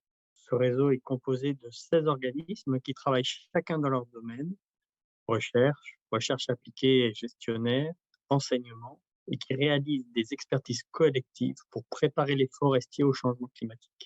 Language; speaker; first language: French; native; French